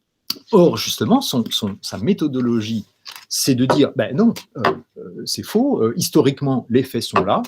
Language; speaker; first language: French; native; French